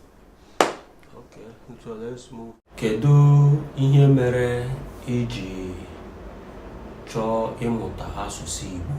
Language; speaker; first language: Igbo; native; Igbo